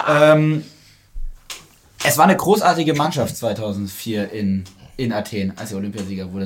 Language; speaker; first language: German; native; German